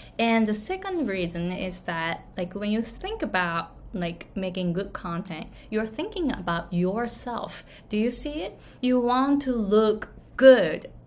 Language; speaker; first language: English; non-native, fluent; Japanese